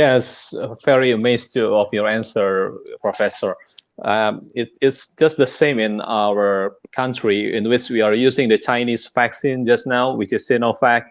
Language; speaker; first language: English; non-native, fluent; Indonesian